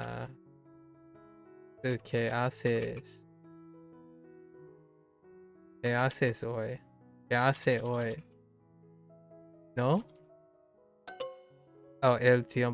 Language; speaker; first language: Spanish; non-native, learner; English